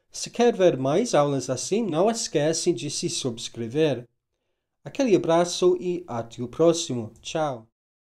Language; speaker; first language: Portuguese; non-native, fluent; English